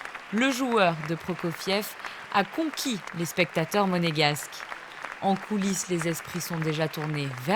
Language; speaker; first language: French; native; French